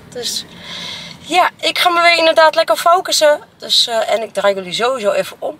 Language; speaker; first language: Dutch; native; Dutch